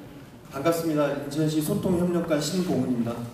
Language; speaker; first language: Korean; native; Korean